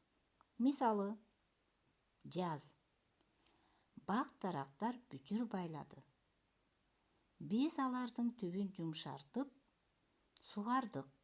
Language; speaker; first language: Kyrgyz; native; Kyrgyz